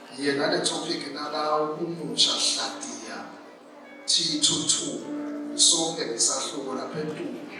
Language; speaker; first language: Zulu; non-native, local second language; Swati